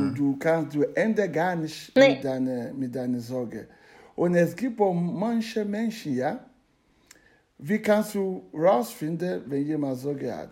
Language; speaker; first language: German; non-native, learner; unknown